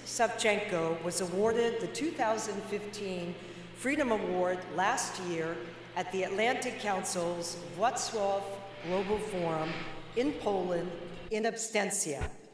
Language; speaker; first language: English; native; English